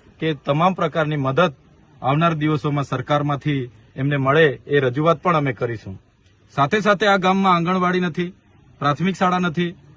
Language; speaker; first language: Gujarati; non-native, local second language; Bhili